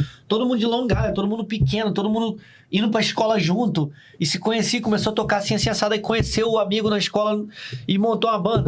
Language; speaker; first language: Portuguese; native; Portuguese